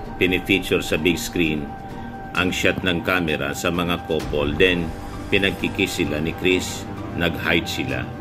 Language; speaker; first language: Filipino; non-native, local second language; Bikol